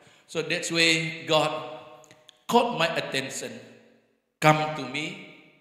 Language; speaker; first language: English; non-native, local second language; Malay